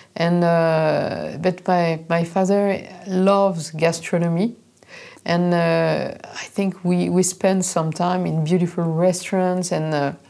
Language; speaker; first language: English; non-native, fluent; French